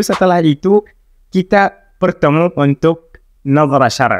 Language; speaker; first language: Indonesian; non-native, local second language; Arabic